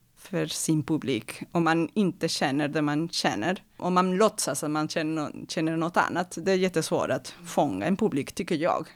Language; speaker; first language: Swedish; non-native, fluent; Spanish